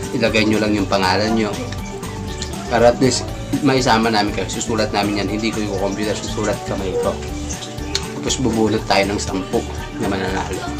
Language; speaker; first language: Filipino; non-native, local second language; Iloko